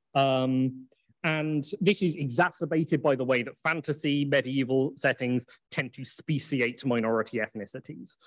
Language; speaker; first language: English; native; English